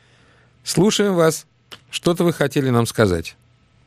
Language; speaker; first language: Russian; native; Russian